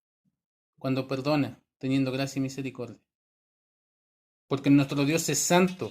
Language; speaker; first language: Spanish; native; Spanish